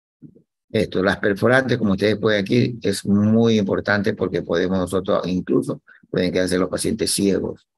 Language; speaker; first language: Spanish; native; Spanish